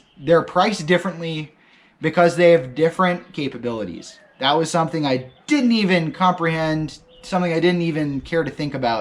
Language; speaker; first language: English; native; English